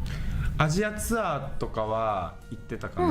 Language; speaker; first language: Japanese; native; Japanese